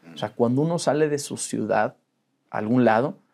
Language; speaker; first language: Spanish; native; Spanish